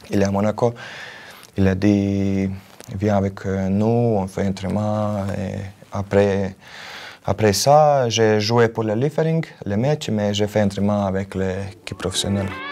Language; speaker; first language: French; non-native, learner; Croatian